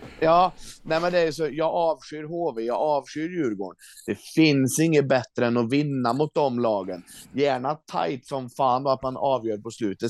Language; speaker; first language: Swedish; native; Swedish